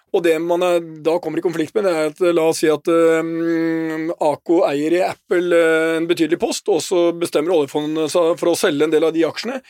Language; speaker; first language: Norwegian; native; Norwegian